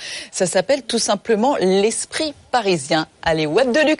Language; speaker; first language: French; native; French